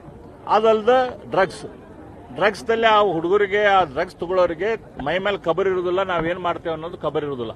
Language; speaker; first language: Kannada; native; Kannada